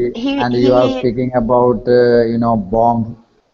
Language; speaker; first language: English; non-native, learner; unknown